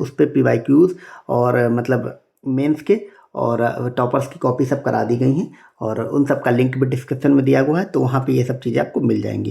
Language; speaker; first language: Hindi; native; Hindi